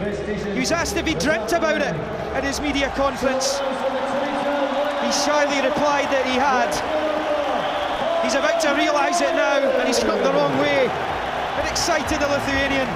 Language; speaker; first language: English; native; English